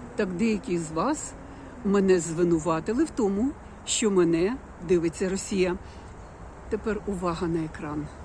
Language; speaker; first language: Ukrainian; non-native, local second language; Russian